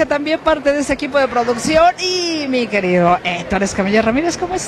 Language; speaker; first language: Spanish; native; Spanish